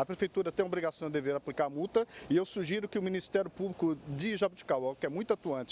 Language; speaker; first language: Portuguese; native; Portuguese